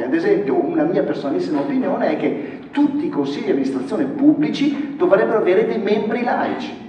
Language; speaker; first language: Italian; native; Italian